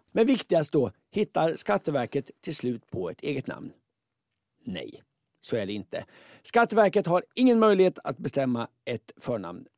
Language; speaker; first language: Swedish; native; Swedish